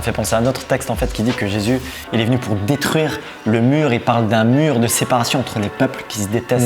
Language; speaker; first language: French; native; French